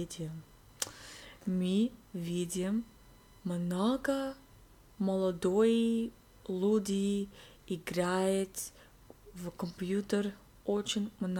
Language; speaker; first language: Russian; non-native, learner; English